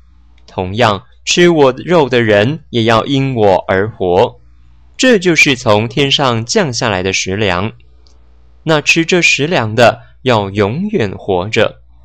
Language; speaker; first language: Chinese; native; Chinese